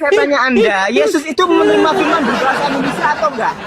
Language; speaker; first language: Indonesian; native; Indonesian